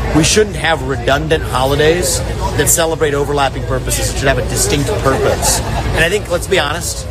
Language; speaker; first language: English; early bilingual, other home language; Hindi